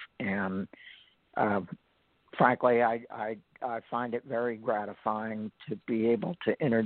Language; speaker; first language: English; native; English